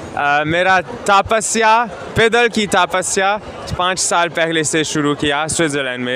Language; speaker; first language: Hindi; non-native, learner; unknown